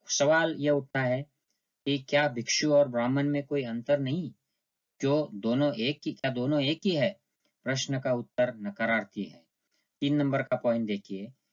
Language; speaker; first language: Hindi; non-native, local second language; Marathi